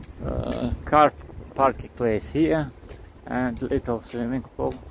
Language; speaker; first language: English; non-native, learner; Russian